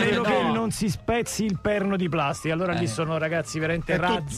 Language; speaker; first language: Italian; native; Italian